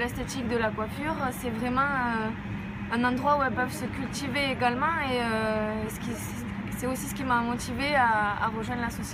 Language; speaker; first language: French; native; French